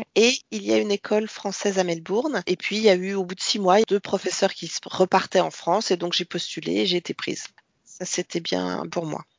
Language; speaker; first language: French; native; French